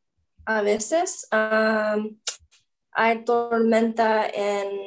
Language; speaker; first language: Spanish; non-native, learner; English